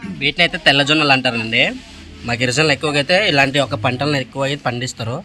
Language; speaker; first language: Telugu; non-native, local second language; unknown